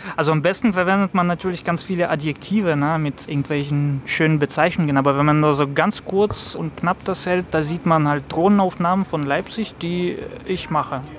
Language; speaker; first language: German; non-native, fluent; Russian